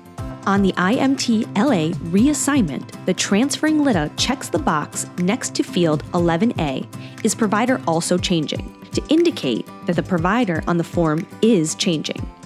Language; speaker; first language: English; native; English